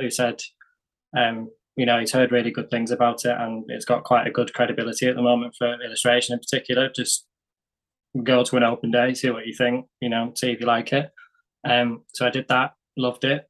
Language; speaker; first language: English; native; English